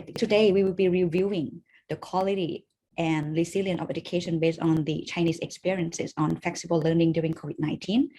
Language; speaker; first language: English; non-native, fluent; Thai